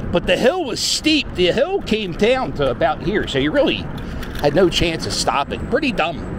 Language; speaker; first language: English; native; English